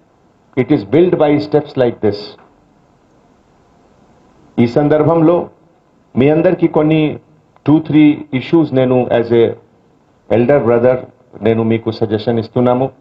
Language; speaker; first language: Telugu; non-native, fluent; Hindi